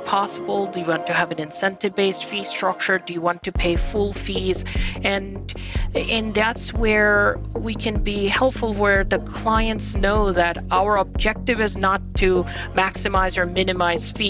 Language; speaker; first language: English; non-native, local second language; Bangla